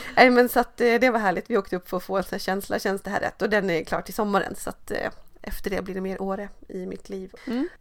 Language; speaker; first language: Swedish; native; Swedish